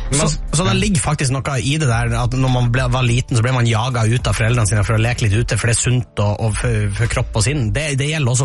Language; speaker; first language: Norwegian; native; Norwegian